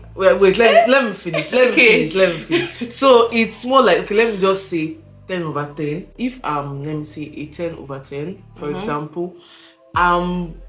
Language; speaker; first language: English; non-native, local second language; Igbo